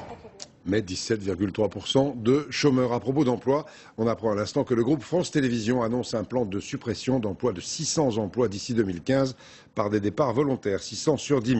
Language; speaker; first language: French; native; French